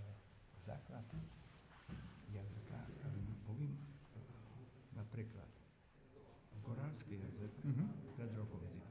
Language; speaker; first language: Slovak; non-native, local second language; Rusyn